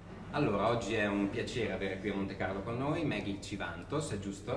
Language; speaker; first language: Italian; native; Italian